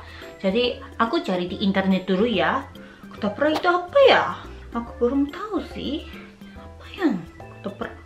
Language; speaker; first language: Indonesian; non-native, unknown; Japanese